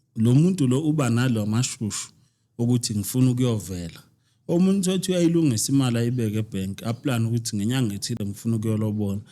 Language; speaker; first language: Zulu; native; Zulu